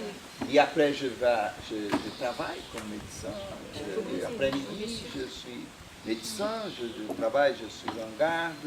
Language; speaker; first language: French; non-native, fluent; Portuguese